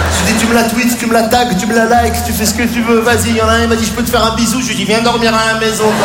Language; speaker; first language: French; native; French